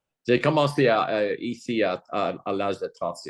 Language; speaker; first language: French; non-native, fluent; English